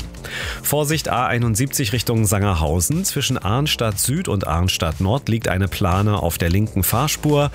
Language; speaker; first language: German; native; German